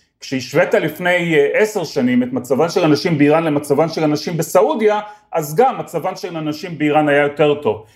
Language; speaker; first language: Hebrew; native; Hebrew